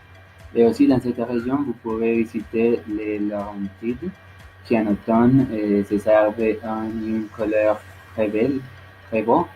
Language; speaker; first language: French; non-native, learner; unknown